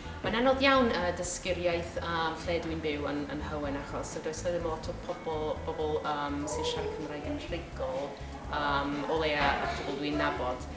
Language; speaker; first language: Welsh; non-native, fluent; English